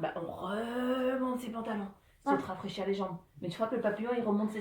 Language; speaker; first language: French; native; French